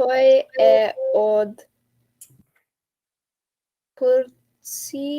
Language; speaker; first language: Macedonian; non-native, learner; English